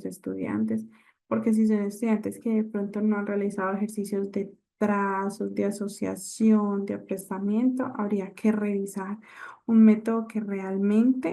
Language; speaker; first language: Spanish; native; Spanish